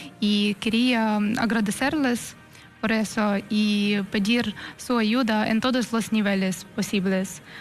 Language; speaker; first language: Spanish; non-native, fluent; Ukrainian